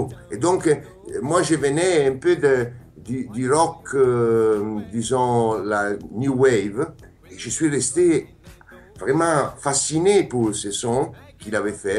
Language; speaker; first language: French; non-native, fluent; Italian